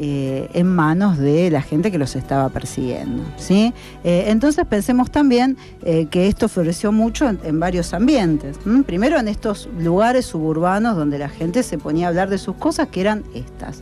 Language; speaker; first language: Spanish; native; Spanish